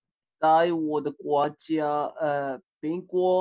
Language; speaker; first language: Chinese; non-native, learner; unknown